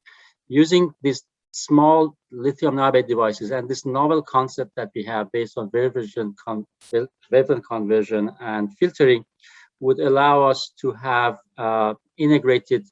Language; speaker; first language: English; non-native, fluent; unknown